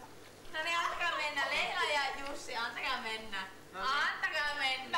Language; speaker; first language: Finnish; non-native, learner; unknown